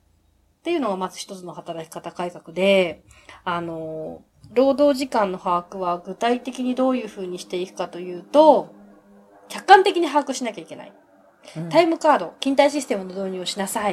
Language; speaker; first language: Japanese; native; Japanese